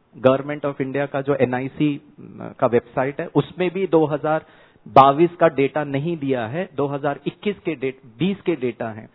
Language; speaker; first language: Hindi; non-native, local second language; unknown